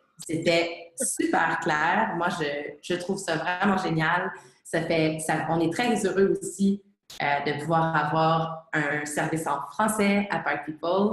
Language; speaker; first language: French; native; French